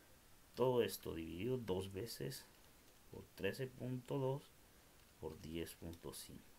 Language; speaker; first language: Spanish; native; Spanish